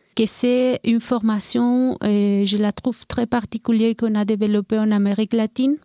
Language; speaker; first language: French; non-native, fluent; Spanish